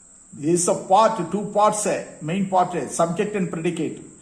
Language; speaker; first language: English; non-native, local second language; Tamil